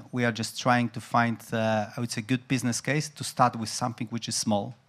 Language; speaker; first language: English; non-native, fluent; Polish